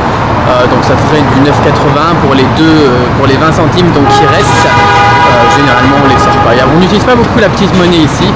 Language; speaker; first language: French; native; French